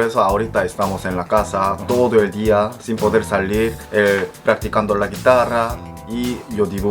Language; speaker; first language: Spanish; non-native, fluent; Korean